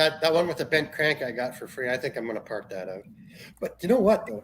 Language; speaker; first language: English; native; English